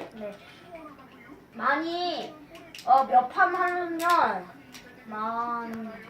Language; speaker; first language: Korean; non-native, learner; Indonesian